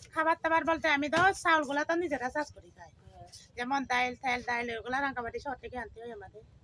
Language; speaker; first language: Bangla; non-native, local second language; Chakma